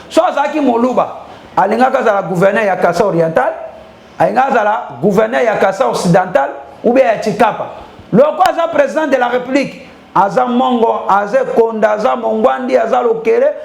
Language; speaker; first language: Lingala; native; Lingala